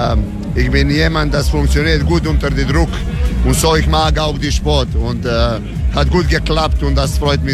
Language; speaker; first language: German; non-native, learner; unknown